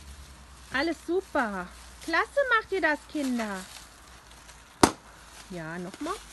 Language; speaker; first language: German; native; German